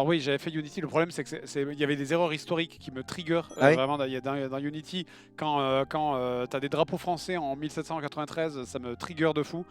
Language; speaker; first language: French; native; French